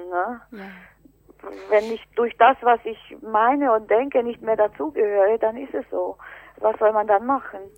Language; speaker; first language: German; native; German